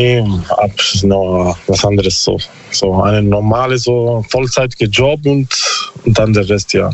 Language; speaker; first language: German; non-native, learner; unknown